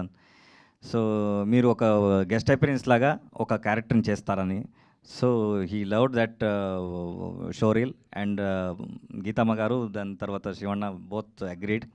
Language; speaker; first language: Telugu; non-native, learner; Kannada